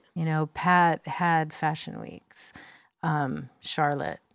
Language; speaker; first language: English; native; English